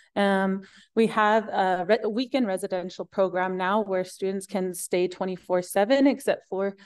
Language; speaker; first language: English; native; English